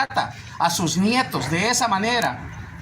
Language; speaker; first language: Spanish; native; Spanish